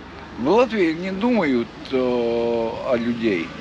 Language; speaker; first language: Russian; non-native, local second language; Latvian